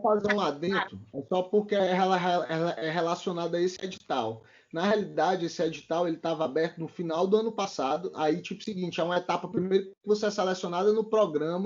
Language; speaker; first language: Portuguese; native; Portuguese